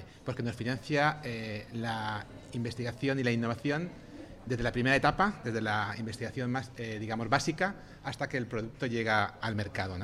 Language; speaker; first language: Spanish; native; Spanish